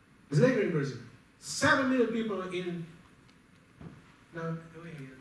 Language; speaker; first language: English; non-native, learner; Portuguese